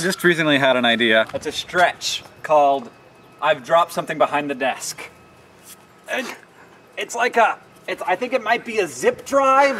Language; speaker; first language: English; native; English